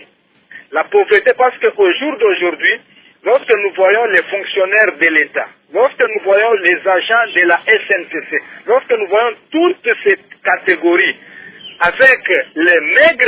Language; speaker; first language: French; non-native, local second language; Luba-Lulua